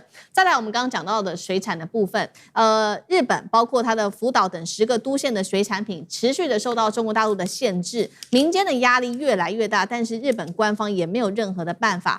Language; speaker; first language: Chinese; native; Chinese